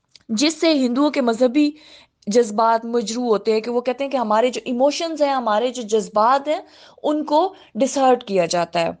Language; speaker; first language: Urdu; native; Urdu